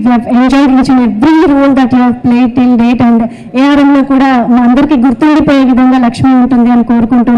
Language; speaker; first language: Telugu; native; Telugu